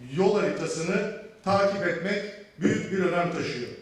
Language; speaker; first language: Turkish; native; Turkish